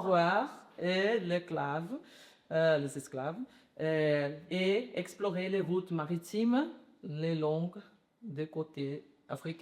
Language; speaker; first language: French; non-native, learner; Portuguese